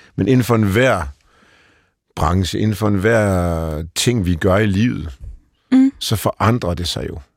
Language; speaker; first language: Danish; early bilingual, other home language; Polish